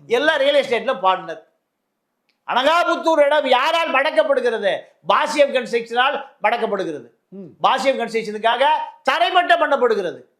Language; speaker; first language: Tamil; native; Tamil